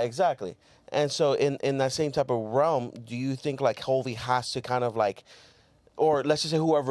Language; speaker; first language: English; native; English